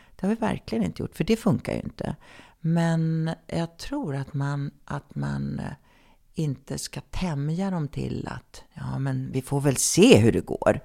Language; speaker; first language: Swedish; native; Swedish